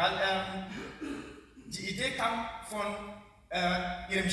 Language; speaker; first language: German; non-native, learner; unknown